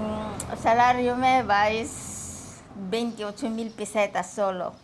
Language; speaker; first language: Spanish; non-native, learner; Filipino